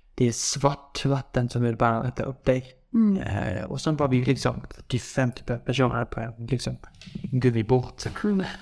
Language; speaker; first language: Swedish; non-native, fluent; Persian